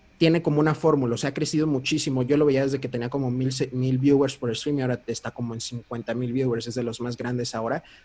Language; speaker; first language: Spanish; early bilingual, heritage; Spanish